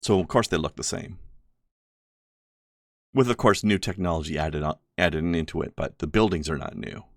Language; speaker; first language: English; native; English